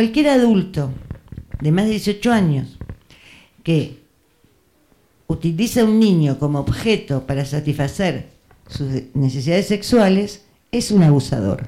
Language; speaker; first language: Spanish; native; Spanish